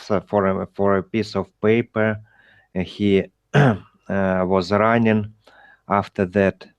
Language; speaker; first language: English; non-native, learner; Russian